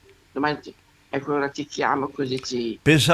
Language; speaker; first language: Italian; native; Italian